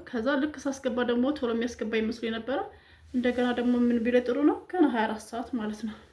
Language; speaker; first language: Amharic; native; Amharic